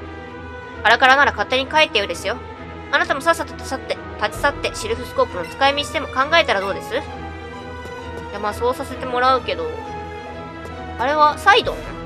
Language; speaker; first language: Japanese; native; Japanese